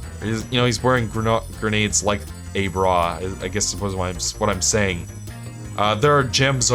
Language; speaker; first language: English; native; English